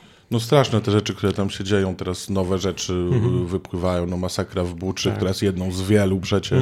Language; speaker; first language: Polish; native; Polish